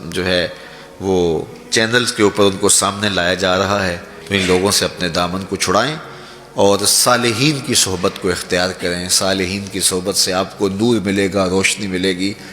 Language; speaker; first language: Urdu; non-native, local second language; Punjabi